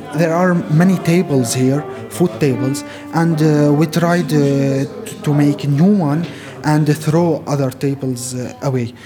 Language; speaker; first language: English; non-native, fluent; Arabic